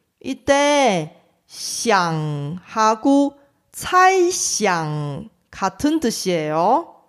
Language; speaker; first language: Korean; non-native, fluent; Chinese